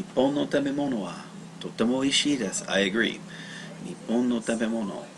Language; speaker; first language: Japanese; non-native, learner; English